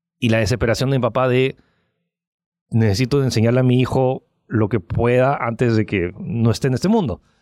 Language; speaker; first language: Spanish; early bilingual, other home language; French